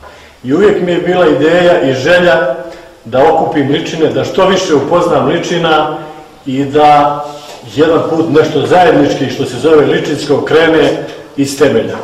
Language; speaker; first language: Bosnian; native; Bosnian